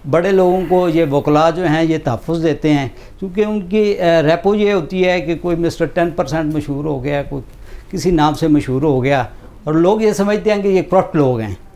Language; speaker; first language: Urdu; non-native, local second language; Punjabi